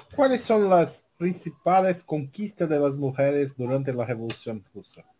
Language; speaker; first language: Spanish; non-native, learner; Portuguese